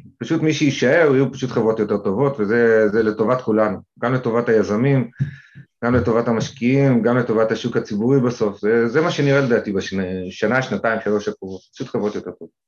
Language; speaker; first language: Hebrew; native; Hebrew